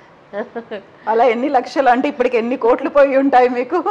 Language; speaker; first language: Telugu; native; Telugu